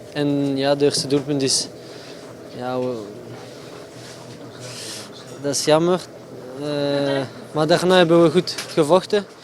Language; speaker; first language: Dutch; non-native, local second language; French